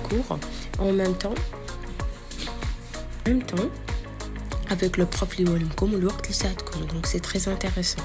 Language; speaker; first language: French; non-native, local second language; Arabic